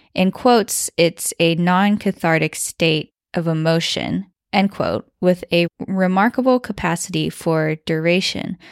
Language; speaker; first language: English; early bilingual, other home language; Chinese